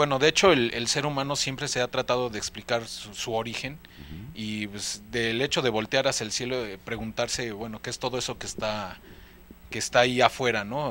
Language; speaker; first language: Spanish; native; Spanish